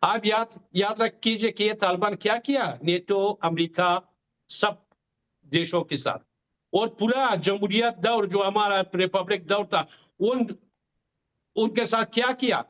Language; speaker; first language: Hindi; non-native, fluent; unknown